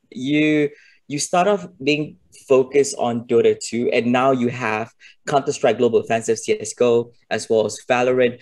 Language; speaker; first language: English; non-native, local second language; Malay